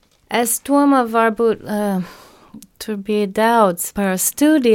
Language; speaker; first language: Latvian; non-native, learner; English